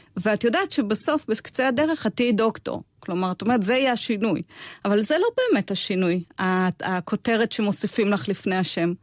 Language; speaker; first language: Hebrew; native; Hebrew